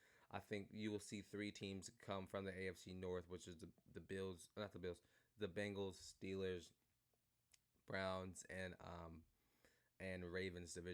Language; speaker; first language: English; native; English